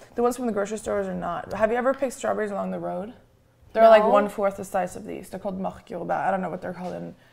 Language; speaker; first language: English; non-native, fluent; Norwegian